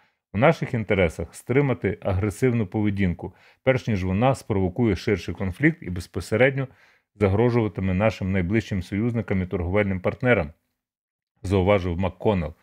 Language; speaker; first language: Ukrainian; native; Ukrainian